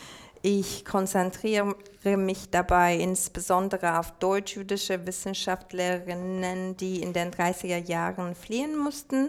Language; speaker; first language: German; non-native, fluent; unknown